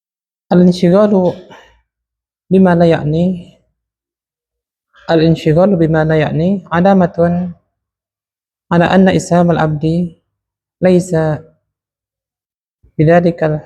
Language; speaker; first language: Arabic; non-native, fluent; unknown